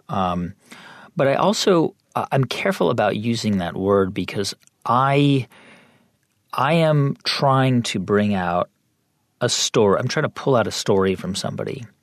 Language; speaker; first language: English; native; English